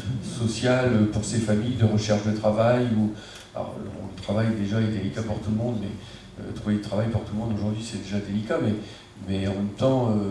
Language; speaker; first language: French; native; French